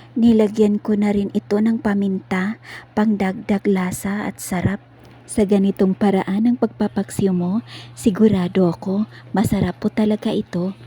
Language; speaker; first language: Filipino; non-native, local second language; Cebuano